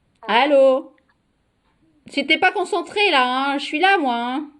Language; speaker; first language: French; native; French